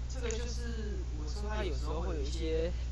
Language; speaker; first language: Chinese; native; Chinese